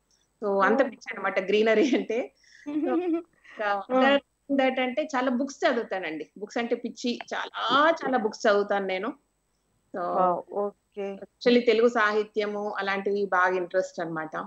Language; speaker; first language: Telugu; native; Telugu